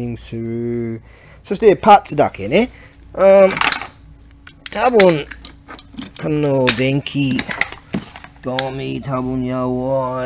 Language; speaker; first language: Japanese; non-native, learner; English